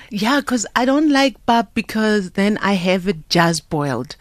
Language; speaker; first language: English; non-native, local second language; Southern Sotho